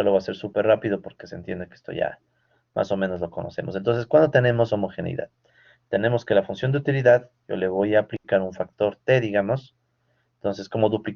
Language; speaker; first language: Spanish; native; Spanish